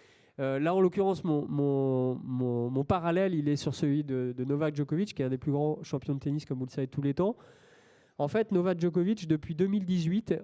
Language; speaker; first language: French; native; French